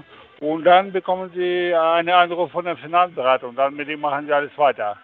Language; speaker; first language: German; non-native, fluent; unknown